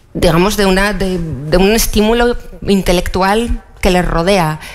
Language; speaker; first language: Spanish; native; Spanish